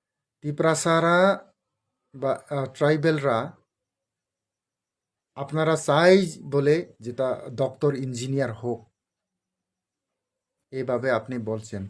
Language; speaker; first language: Bangla; non-native, local second language; Kok Borok